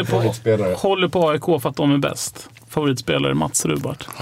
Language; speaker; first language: Swedish; native; Swedish